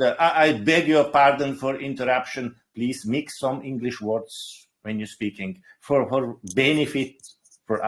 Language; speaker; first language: English; non-native, fluent; Chechen